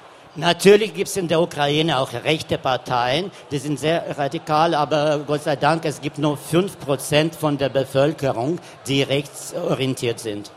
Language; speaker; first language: German; non-native, fluent; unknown